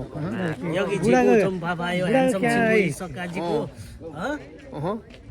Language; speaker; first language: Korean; non-native, learner; Nepali